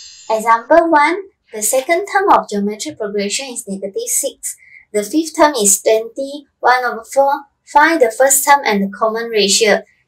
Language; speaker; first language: English; non-native, local second language; Chinese